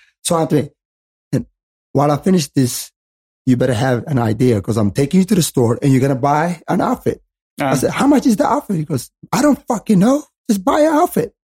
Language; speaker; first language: English; non-native, fluent; Somali